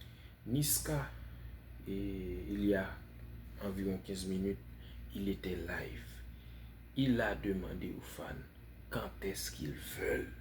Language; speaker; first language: French; non-native, fluent; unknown